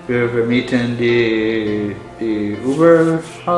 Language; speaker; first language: German; non-native, learner; English